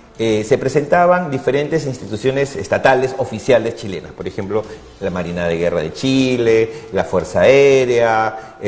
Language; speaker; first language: Spanish; native; Spanish